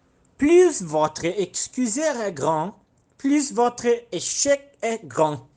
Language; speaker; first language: French; non-native, learner; Portuguese